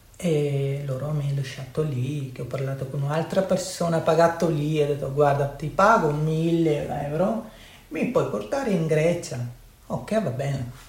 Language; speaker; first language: Italian; non-native, learner; Urdu